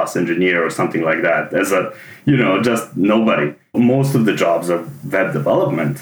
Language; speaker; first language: English; non-native, fluent; Serbian